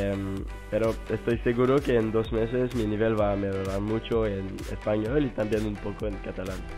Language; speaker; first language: Spanish; non-native, fluent; French